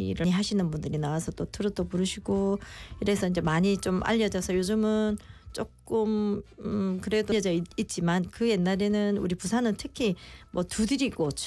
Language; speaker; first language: Korean; native; Korean